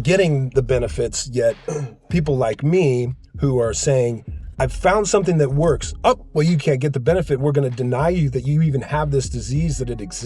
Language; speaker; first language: English; native; English